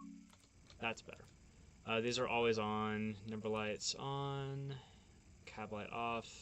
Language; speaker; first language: English; native; English